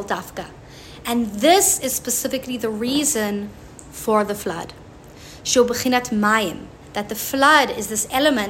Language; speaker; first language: English; native; English